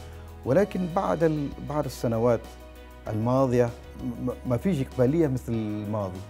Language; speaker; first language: Arabic; non-native, fluent; Malay